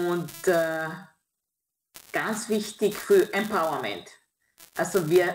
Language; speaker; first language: German; non-native, fluent; Kinyarwanda